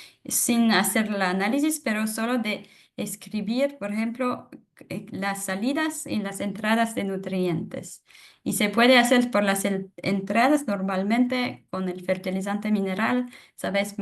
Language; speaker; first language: Spanish; non-native, fluent; French